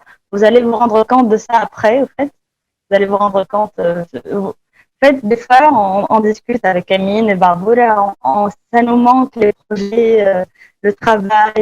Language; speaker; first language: French; non-native, local second language; Arabic